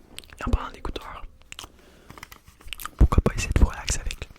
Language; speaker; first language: French; native; French